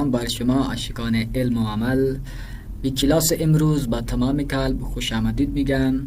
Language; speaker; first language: Persian; non-native, fluent; Urdu